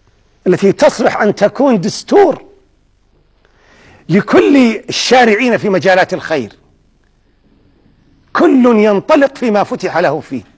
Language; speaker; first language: Arabic; native; Arabic